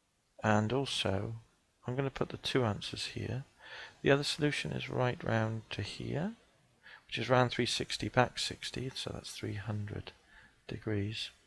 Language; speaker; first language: English; native; English